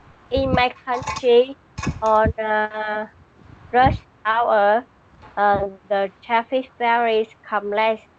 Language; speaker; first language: English; non-native, learner; Vietnamese